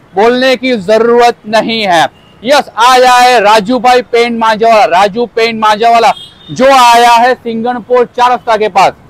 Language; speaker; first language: Hindi; non-native, local second language; Gujarati